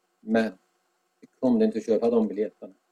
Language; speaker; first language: Swedish; non-native, fluent; Azerbaijani